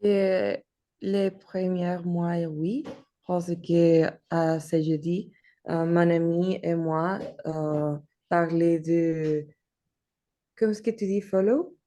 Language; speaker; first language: French; non-native, learner; Spanish